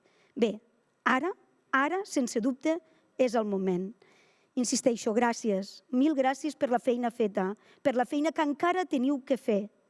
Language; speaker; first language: Catalan; native; Catalan